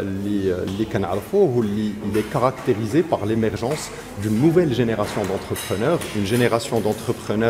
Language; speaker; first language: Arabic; native; Arabic